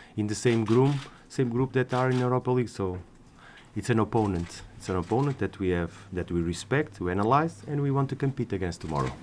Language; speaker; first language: English; non-native, fluent; Portuguese